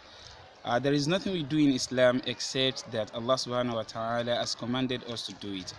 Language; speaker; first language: English; non-native, local second language; Yoruba